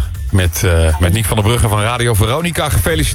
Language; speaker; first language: Dutch; native; Dutch